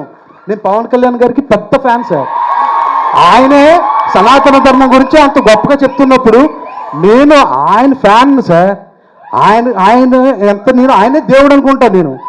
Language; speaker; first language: Telugu; native; Telugu